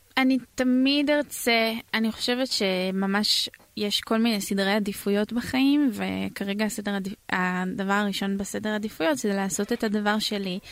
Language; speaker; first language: Hebrew; native; Hebrew